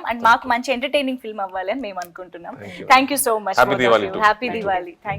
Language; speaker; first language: Telugu; native; Telugu